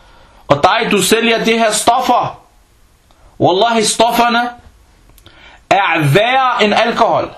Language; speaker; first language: Danish; early bilingual, other home language; Arabic